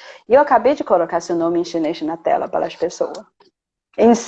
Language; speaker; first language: Portuguese; non-native, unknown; Chinese